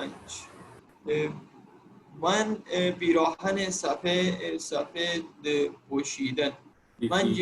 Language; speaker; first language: Persian; non-native, learner; Urdu